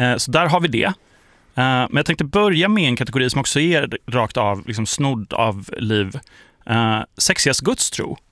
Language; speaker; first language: Swedish; early bilingual, other home language; Polish